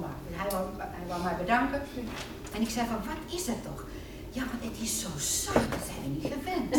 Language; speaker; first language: Dutch; non-native, fluent; Finnish